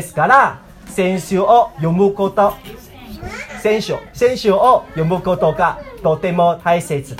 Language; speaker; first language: Japanese; non-native, learner; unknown